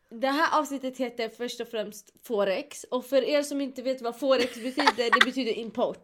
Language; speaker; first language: Swedish; early bilingual, other home language; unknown